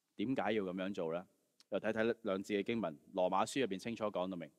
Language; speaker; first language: Cantonese; native; Cantonese